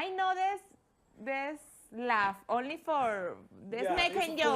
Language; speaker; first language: English; non-native, learner; Spanish